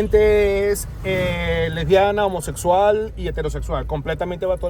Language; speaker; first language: Spanish; native; Spanish